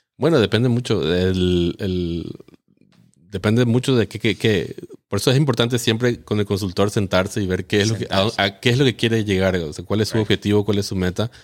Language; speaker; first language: Spanish; native; Spanish